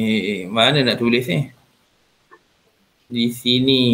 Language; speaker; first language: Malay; non-native, local second language; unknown